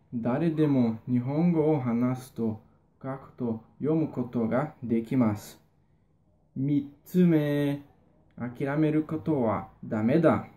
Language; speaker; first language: Japanese; non-native, learner; Portuguese